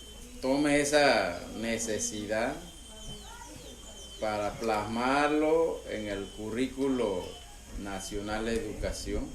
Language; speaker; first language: Spanish; non-native, local second language; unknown